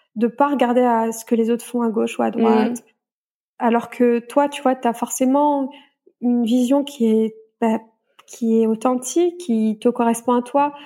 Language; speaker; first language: French; native; French